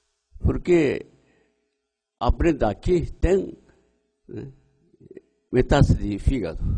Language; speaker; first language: Portuguese; non-native, learner; Japanese